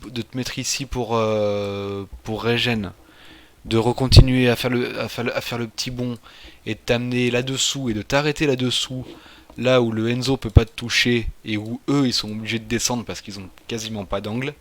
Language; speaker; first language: French; native; French